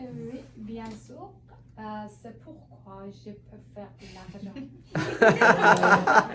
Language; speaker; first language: French; non-native, learner; Persian